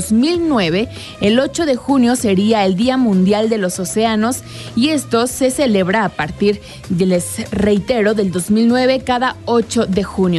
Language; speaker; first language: Spanish; native; Spanish